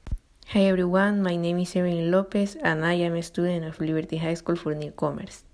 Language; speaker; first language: English; non-native, learner; Spanish